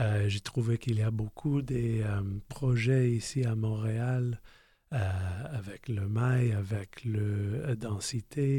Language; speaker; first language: French; non-native, learner; English